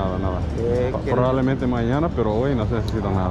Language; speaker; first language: Spanish; non-native, learner; English